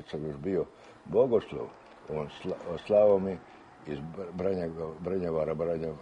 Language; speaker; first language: Serbian; early bilingual, heritage; Croatian